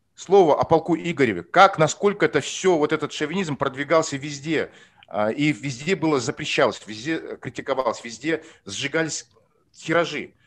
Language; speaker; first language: Russian; non-native, local second language; Kazakh